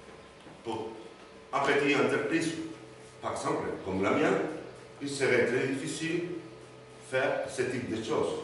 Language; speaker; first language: French; non-native, learner; Spanish